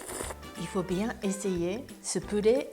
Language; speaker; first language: French; non-native, learner; Japanese